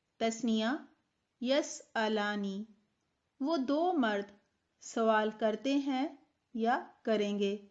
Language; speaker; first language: Urdu; native; Urdu